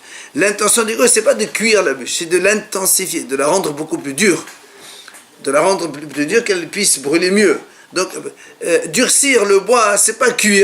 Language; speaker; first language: French; native; French